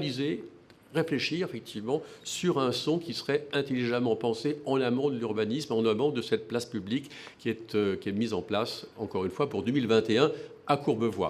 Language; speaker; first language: French; native; French